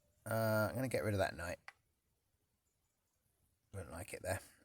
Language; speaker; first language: English; native; English